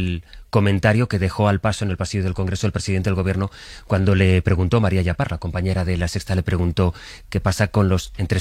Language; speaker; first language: Spanish; native; Spanish